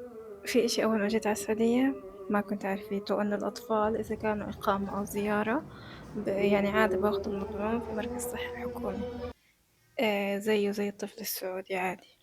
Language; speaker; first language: Arabic; native; Arabic